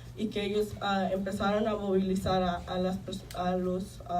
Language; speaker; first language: Spanish; early bilingual, heritage; Spanish